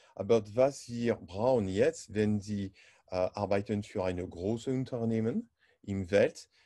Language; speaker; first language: German; non-native, learner; French